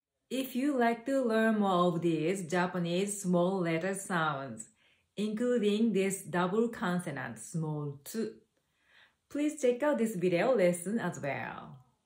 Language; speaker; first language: English; non-native, fluent; Japanese